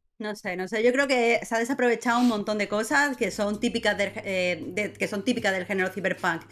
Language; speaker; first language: Spanish; native; Spanish